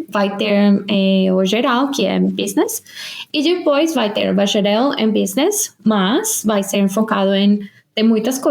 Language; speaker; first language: Portuguese; non-native, fluent; Spanish